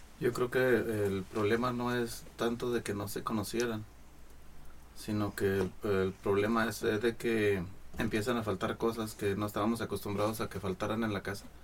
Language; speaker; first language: Spanish; native; Spanish